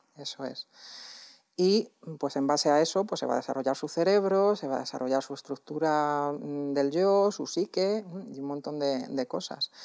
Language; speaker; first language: Spanish; native; Spanish